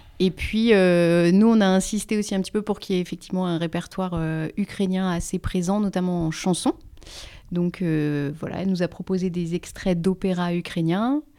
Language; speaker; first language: French; native; French